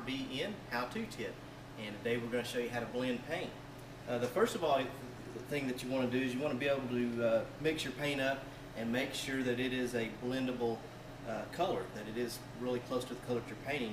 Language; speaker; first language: English; native; English